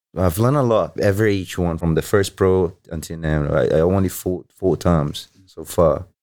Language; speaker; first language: English; non-native, fluent; Portuguese